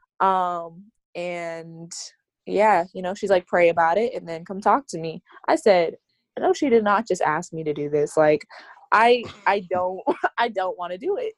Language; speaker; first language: English; native; English